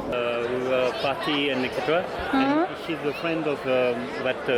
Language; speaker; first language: English; non-native, learner; French